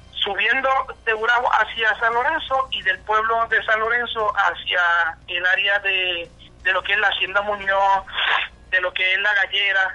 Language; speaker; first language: Spanish; native; Spanish